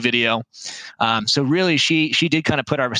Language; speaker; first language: English; native; English